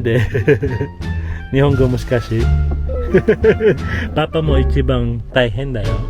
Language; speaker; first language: Japanese; non-native, learner; Filipino